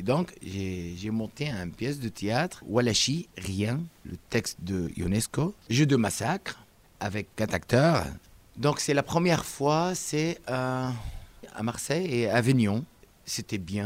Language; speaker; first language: French; non-native, learner; Arabic